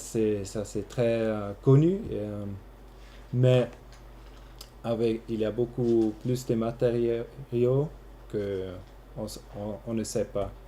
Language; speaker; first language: French; non-native, local second language; German